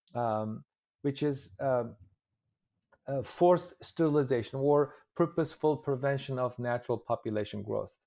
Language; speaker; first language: English; non-native, fluent; Uyghur